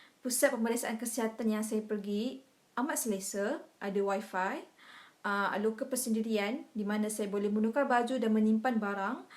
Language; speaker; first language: Malay; native; Malay